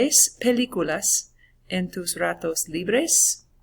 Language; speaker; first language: Spanish; non-native, fluent; English